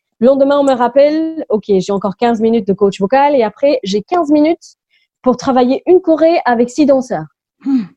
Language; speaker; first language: French; early bilingual, other home language; English